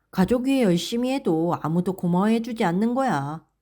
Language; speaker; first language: Korean; native; Korean